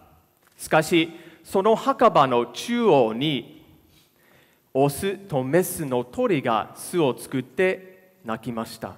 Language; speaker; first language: Japanese; non-native, fluent; English